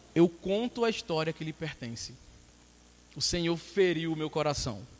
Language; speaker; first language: Portuguese; native; Portuguese